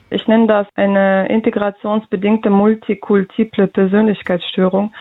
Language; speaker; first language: German; early bilingual, other home language; Russian